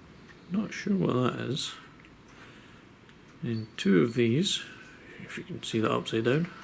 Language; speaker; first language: English; native; English